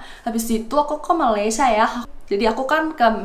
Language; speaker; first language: Indonesian; non-native, fluent; Korean